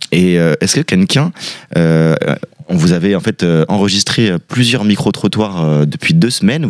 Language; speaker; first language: French; native; French